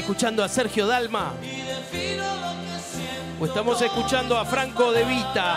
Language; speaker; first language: Spanish; native; Spanish